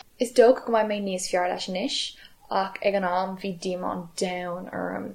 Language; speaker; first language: Irish; non-native, local second language; English